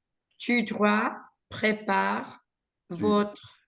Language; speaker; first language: French; non-native, learner; Spanish